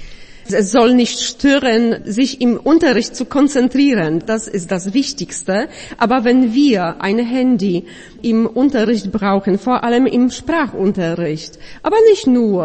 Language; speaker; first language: German; non-native, fluent; Polish